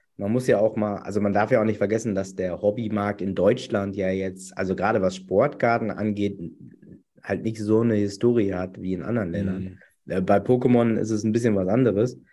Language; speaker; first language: German; native; German